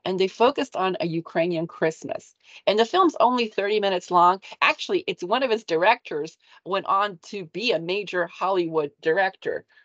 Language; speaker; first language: English; early bilingual, other home language; Ukrainian